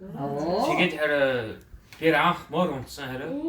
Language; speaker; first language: Mongolian; early bilingual, heritage; Mongolian